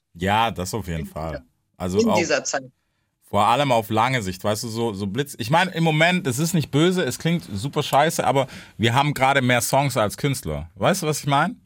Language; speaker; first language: German; non-native, fluent; English